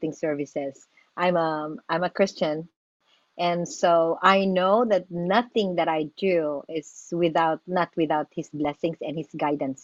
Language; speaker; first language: English; non-native, local second language; Filipino